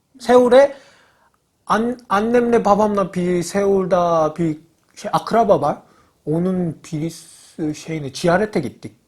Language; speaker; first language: Turkish; non-native, learner; Korean